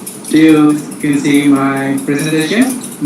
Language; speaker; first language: English; non-native, fluent; Indonesian